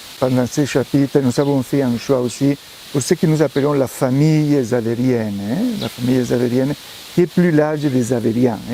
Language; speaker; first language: French; non-native, fluent; Spanish